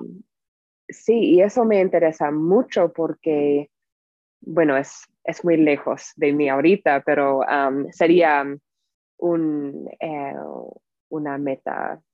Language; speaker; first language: Spanish; non-native, fluent; English